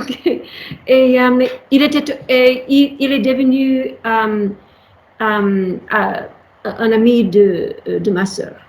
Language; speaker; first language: French; non-native, fluent; English